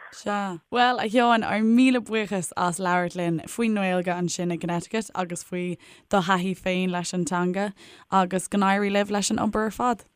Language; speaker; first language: Irish; native; Irish